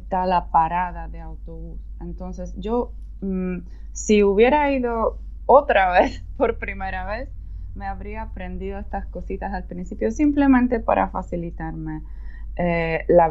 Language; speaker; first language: Spanish; non-native, fluent; Polish